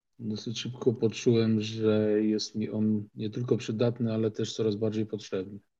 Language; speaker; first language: Polish; native; Polish